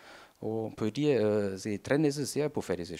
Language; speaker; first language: French; non-native, fluent; German